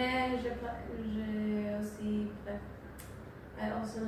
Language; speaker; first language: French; non-native, learner; Spanish